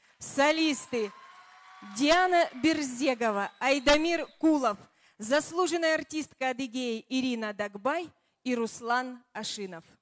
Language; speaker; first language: Russian; native; Russian